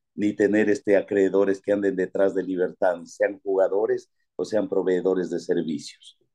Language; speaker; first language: Spanish; native; Spanish